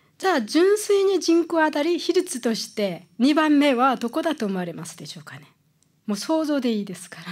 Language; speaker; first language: Japanese; non-native, fluent; Korean